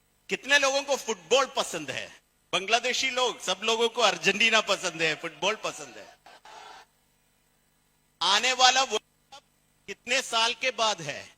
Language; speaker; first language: Hindi; non-native, fluent; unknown